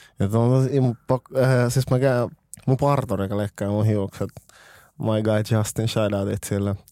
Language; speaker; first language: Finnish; early bilingual, other home language; French